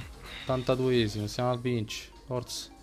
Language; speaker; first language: Italian; native; Italian